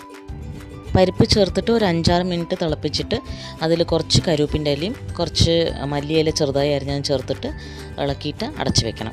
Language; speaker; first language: Malayalam; native; Malayalam